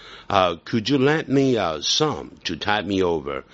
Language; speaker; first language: English; non-native, fluent; Chinese